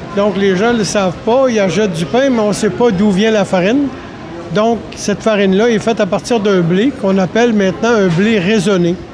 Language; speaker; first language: French; native; French